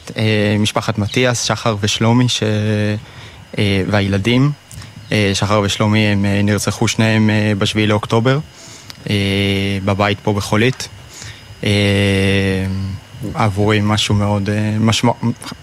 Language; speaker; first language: Hebrew; native; Hebrew